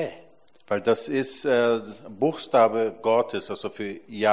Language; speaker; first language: German; non-native, fluent; Portuguese